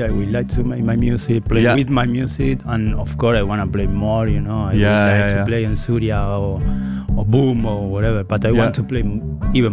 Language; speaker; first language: English; non-native, learner; Spanish